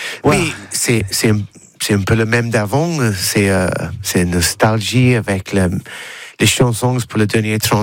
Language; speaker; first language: French; non-native, learner; English